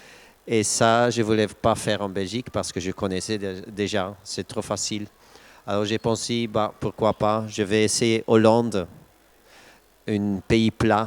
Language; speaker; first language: French; non-native, local second language; Dutch